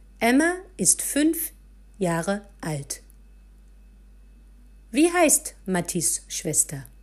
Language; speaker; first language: German; non-native, fluent; French